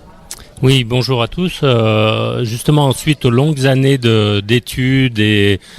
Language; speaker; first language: French; native; French